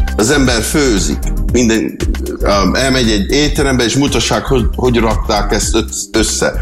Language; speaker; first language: Hungarian; early bilingual, heritage; Hungarian